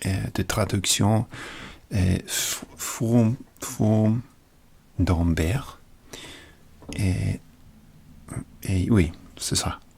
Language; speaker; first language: French; non-native, learner; English